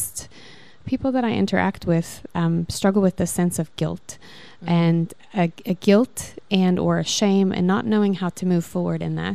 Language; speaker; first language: English; non-native, local second language; Afrikaans